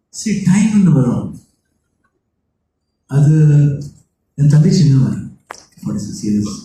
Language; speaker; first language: Tamil; non-native, local second language; Kannada